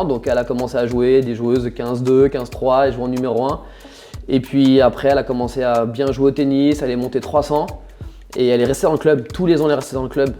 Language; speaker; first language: French; native; French